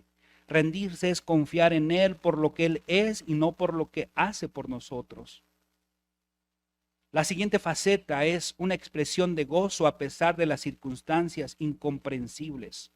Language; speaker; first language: Spanish; native; Spanish